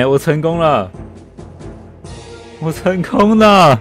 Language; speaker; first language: Chinese; native; Chinese